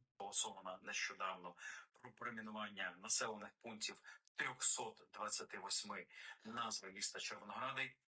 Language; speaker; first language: Ukrainian; native; Ukrainian